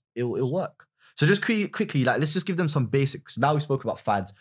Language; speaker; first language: English; native; English